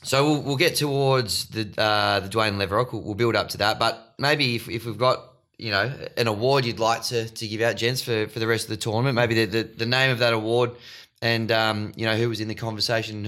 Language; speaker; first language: English; native; English